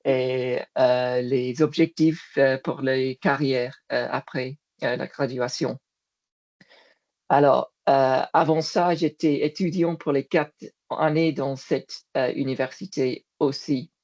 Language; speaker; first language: French; non-native, learner; English